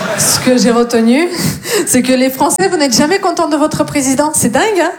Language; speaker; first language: French; non-native, fluent; Russian